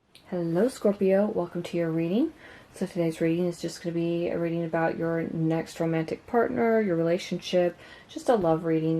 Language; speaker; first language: English; native; English